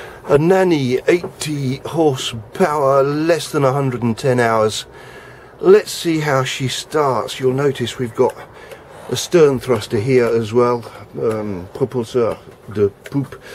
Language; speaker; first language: English; native; English